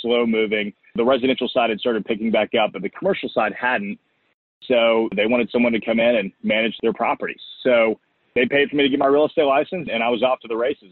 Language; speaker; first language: English; native; English